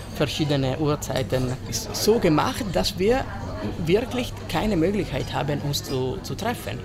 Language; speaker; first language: German; non-native, local second language; Italian